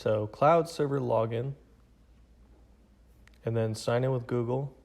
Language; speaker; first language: English; native; English